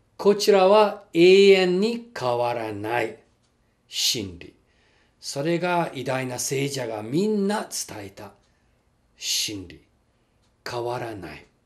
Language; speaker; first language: Japanese; non-native, fluent; English